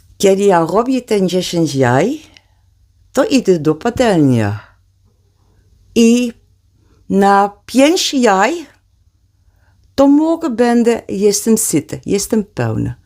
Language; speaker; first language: Polish; non-native, learner; Dutch